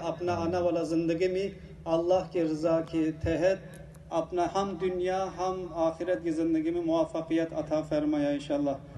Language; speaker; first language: Urdu; non-native, learner; Turkish